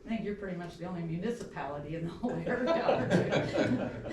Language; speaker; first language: English; native; English